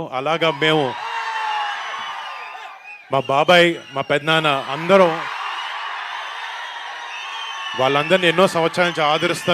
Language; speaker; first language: Telugu; native; Telugu